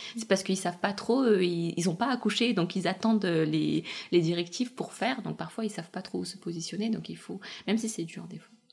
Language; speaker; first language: French; early bilingual, other home language; Russian